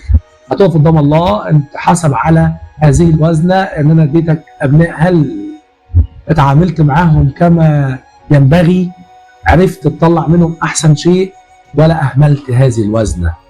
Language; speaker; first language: Arabic; native; Arabic